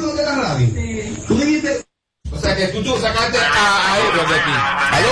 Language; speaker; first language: Spanish; native; Spanish